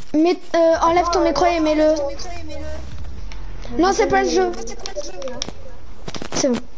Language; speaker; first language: French; native; French